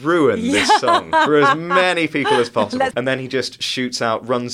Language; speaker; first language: English; native; English